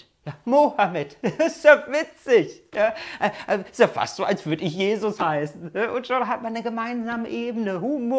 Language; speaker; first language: German; native; German